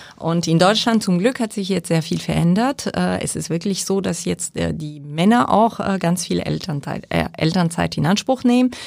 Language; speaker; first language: German; non-native, fluent; French